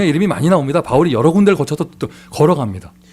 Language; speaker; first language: Korean; native; Korean